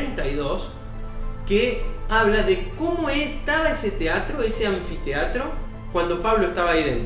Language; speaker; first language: Spanish; native; Spanish